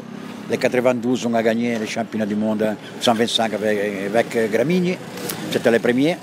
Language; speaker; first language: French; non-native, fluent; Italian